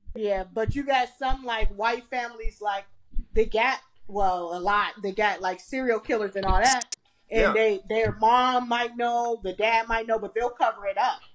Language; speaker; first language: English; native; English